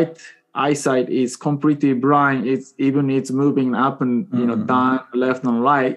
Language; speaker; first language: English; non-native, fluent; Japanese